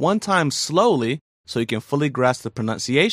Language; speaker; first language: English; native; English